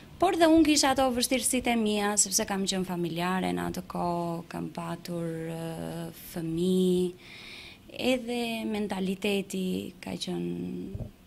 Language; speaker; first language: Albanian; non-native, local second language; Romany